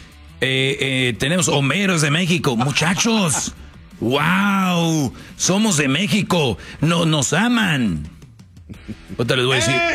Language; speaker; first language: Spanish; native; Spanish